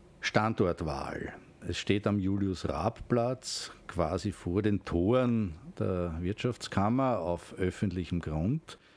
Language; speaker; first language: German; native; German